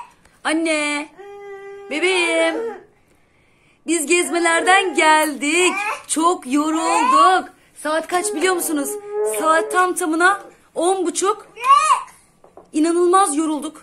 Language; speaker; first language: Turkish; native; Turkish